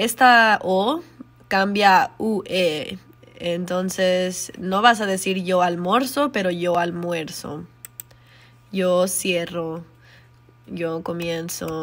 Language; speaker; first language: Spanish; early bilingual, heritage; Spanish